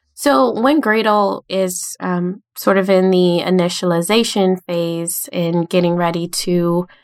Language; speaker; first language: English; native; English